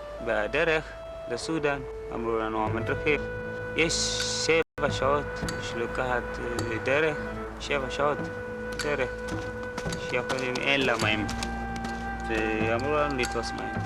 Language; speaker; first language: Hebrew; non-native, learner; Amharic